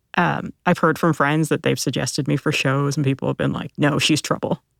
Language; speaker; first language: English; early bilingual, other home language; Filipino